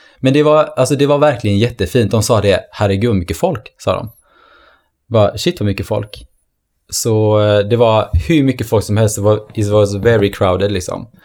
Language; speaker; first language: Swedish; early bilingual, other home language; Norwegian